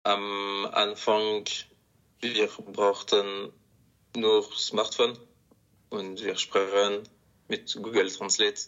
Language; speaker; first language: German; non-native, local second language; French